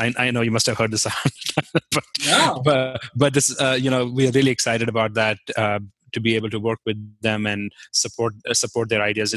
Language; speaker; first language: English; non-native, local second language; Kashmiri